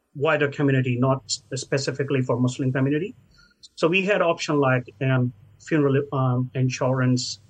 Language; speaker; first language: English; non-native, local second language; Hindi